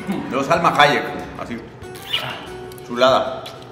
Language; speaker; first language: Spanish; native; Spanish